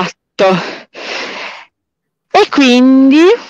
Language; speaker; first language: Italian; native; Italian